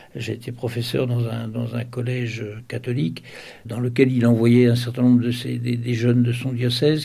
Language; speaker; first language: French; native; French